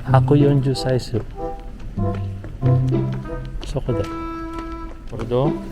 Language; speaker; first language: Japanese; non-native, learner; Filipino